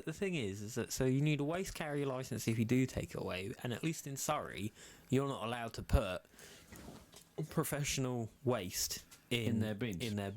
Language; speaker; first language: English; native; English